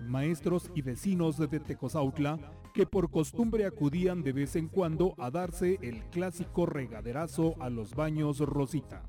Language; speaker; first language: Spanish; native; Spanish